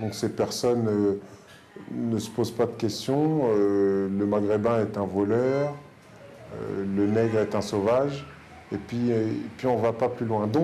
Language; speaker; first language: French; native; French